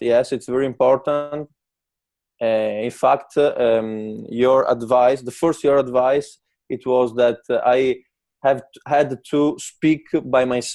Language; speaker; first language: English; non-native, learner; Italian